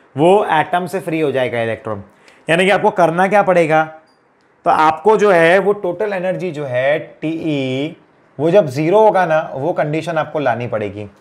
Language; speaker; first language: Hindi; non-native, local second language; Gujarati